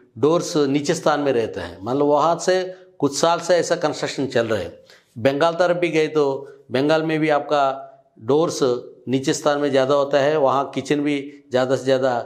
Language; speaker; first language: Hindi; non-native, local second language; Telugu